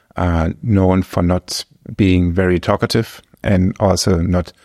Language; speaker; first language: English; non-native, fluent; German